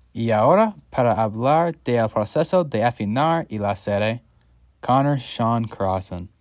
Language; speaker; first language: Spanish; non-native, learner; English